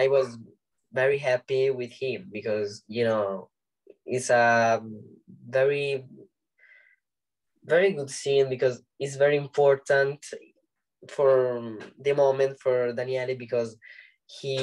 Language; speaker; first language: English; non-native, learner; Italian